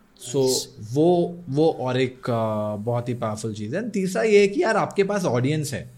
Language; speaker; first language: Hindi; non-native, local second language; Odia